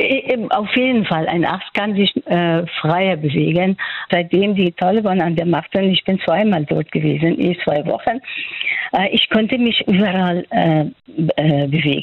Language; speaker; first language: German; non-native, fluent; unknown